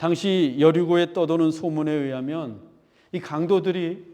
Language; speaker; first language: Korean; native; Korean